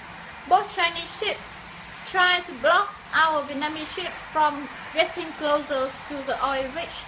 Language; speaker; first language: English; non-native, fluent; Vietnamese